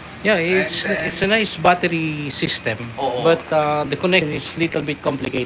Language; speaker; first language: English; non-native, local second language; Filipino